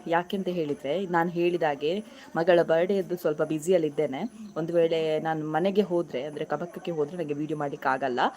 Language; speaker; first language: Kannada; non-native, local second language; Tulu